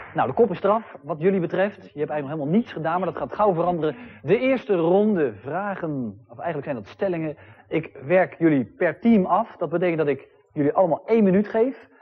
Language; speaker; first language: Dutch; native; Dutch